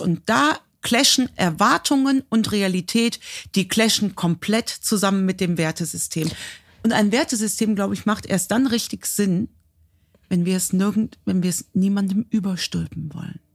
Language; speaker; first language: German; native; German